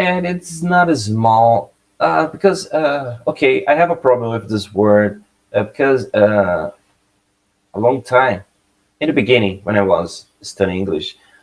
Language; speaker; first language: English; non-native, learner; Portuguese